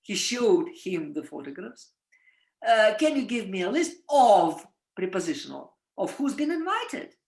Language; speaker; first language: English; non-native, fluent; Russian